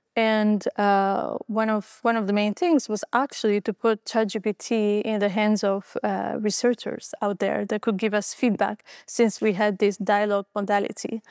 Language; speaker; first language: English; non-native, fluent; Albanian